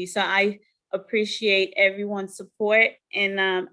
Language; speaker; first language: English; non-native, fluent; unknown